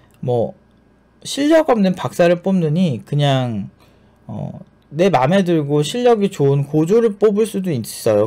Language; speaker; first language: Korean; native; Korean